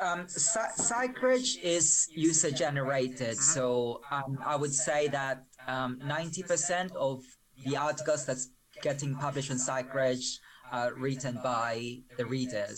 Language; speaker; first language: English; non-native, local second language; Filipino